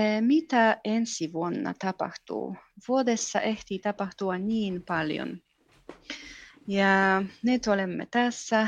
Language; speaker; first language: Finnish; non-native, fluent; Polish